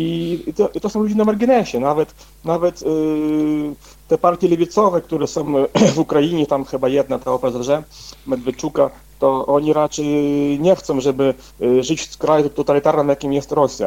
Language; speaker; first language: Polish; non-native, fluent; Ukrainian